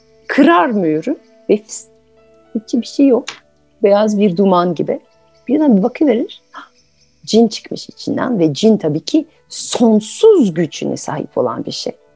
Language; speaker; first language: Turkish; non-native, fluent; French